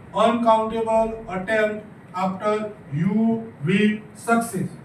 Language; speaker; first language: English; non-native, local second language; Gujarati